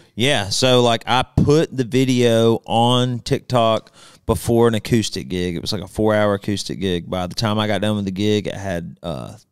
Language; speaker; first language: English; native; English